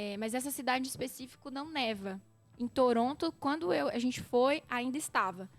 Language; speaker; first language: Portuguese; native; Portuguese